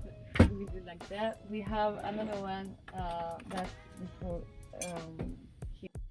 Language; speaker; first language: English; non-native, learner; French